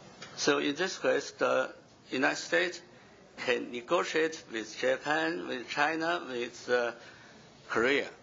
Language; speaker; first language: English; non-native, fluent; Chinese